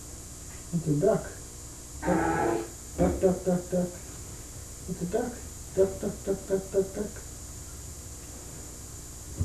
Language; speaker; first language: English; native; English